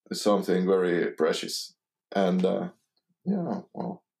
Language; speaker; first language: English; non-native, learner; Hungarian